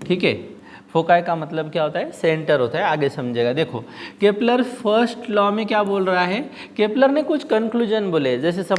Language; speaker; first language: Hindi; non-native, local second language; Marathi